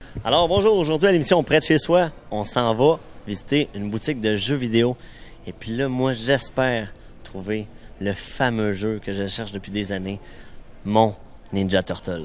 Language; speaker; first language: French; native; French